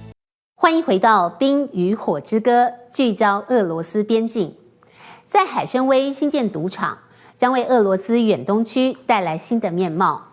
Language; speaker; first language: Chinese; native; Chinese